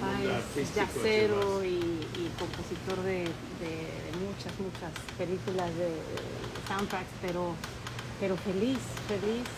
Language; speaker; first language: Spanish; early bilingual, other home language; Polish